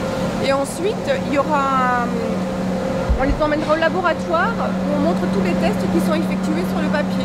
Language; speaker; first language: French; native; French